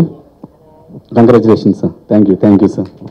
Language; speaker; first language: Telugu; native; Telugu